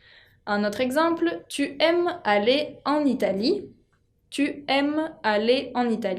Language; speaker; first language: French; non-native, fluent; Spanish